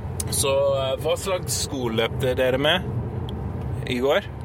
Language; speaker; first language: Norwegian; non-native, learner; English